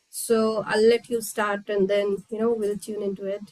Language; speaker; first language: English; non-native, local second language; Hindi